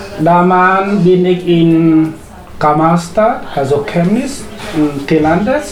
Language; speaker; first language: German; non-native, learner; Vietnamese